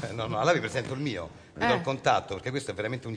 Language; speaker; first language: Italian; native; Italian